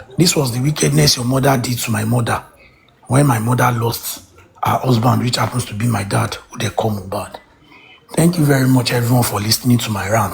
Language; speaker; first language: English; non-native, local second language; Yoruba